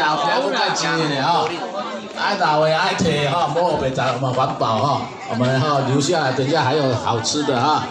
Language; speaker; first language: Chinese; non-native, local second language; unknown